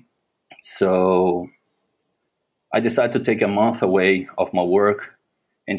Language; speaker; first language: English; non-native, fluent; Portuguese